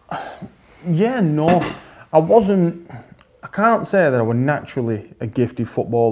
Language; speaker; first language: English; native; English